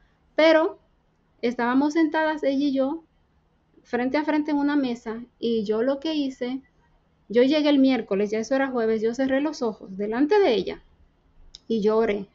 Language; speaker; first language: Spanish; native; Spanish